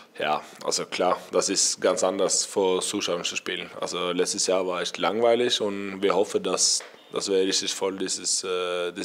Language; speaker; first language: German; non-native, learner; Norwegian